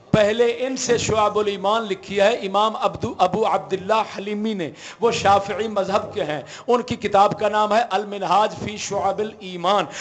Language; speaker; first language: Urdu; non-native, local second language; Punjabi